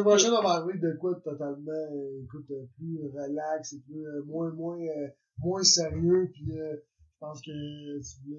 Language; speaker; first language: French; native; French